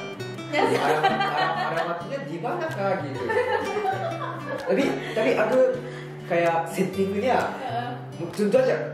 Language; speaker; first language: Indonesian; non-native, learner; Japanese